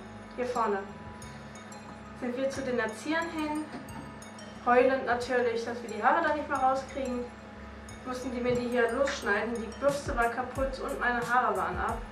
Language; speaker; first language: German; native; German